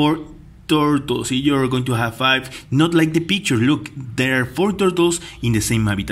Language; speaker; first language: English; non-native, fluent; Spanish